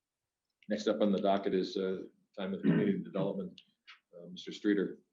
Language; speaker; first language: English; native; English